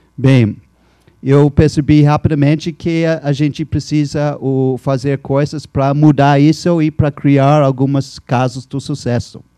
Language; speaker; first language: Portuguese; non-native, fluent; English